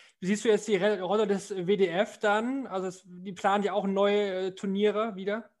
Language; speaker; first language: German; native; German